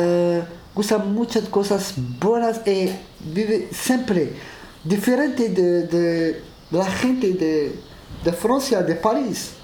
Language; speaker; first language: Spanish; non-native, learner; Arabic